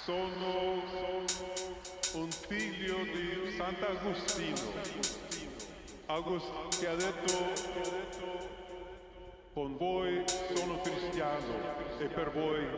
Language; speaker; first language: Italian; non-native, fluent; English